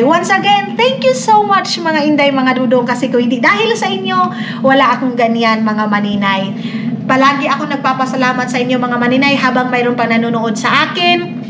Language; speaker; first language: Filipino; non-native, local second language; Cebuano